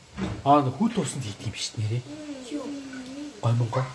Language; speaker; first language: Mongolian; native; Mongolian